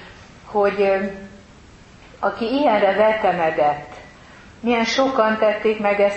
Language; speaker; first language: Hungarian; native; Hungarian